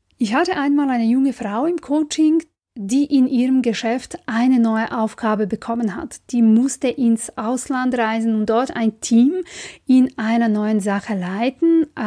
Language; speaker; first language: German; non-native, fluent; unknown